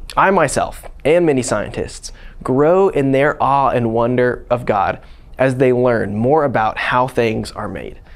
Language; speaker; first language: English; native; English